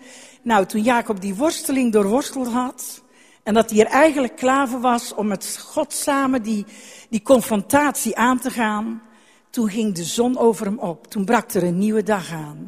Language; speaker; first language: Dutch; native; Dutch